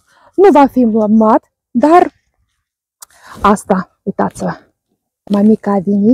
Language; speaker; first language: Romanian; non-native, learner; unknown